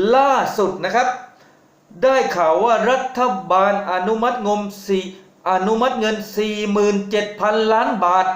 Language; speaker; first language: Thai; native; Thai